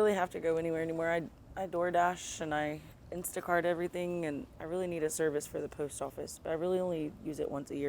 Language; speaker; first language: English; native; English